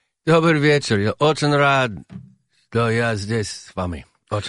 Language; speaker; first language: Russian; non-native, learner; English